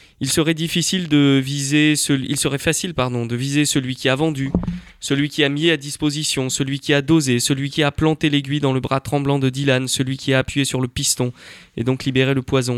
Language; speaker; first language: French; native; French